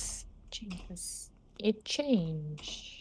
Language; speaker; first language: English; non-native, learner; Portuguese